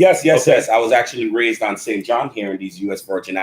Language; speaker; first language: English; native; English